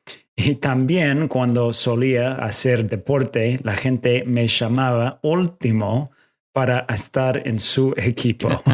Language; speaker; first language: Spanish; non-native, fluent; English